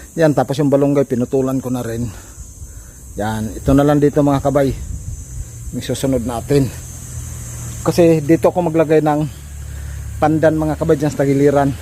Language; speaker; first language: Filipino; non-native, local second language; Cebuano